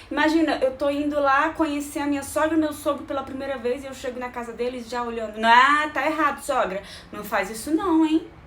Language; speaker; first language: Portuguese; native; Portuguese